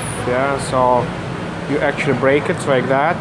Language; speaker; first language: English; non-native, fluent; Russian